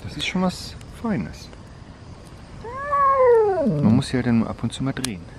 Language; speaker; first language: German; native; German